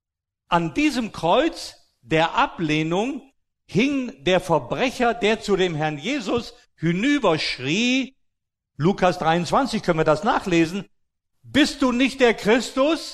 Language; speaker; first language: German; native; German